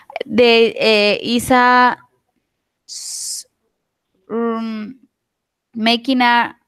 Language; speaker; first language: English; non-native, learner; Spanish